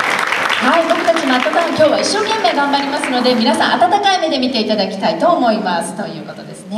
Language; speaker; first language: Japanese; native; Japanese